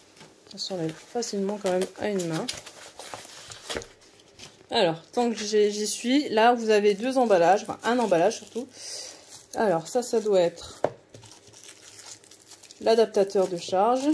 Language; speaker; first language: French; native; French